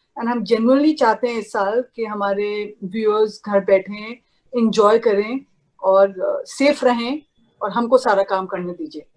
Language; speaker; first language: Hindi; native; Hindi